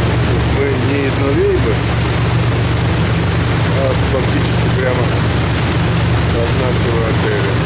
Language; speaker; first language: Russian; native; Russian